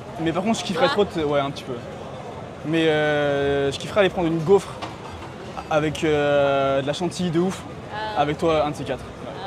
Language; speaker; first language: French; native; French